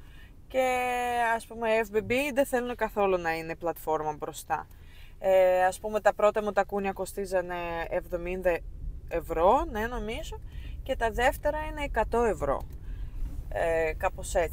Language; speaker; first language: Greek; non-native, fluent; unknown